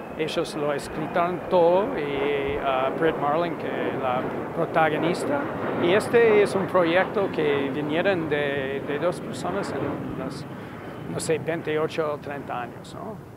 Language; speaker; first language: Spanish; non-native, fluent; English